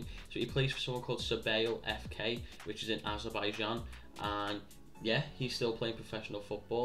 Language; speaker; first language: English; native; English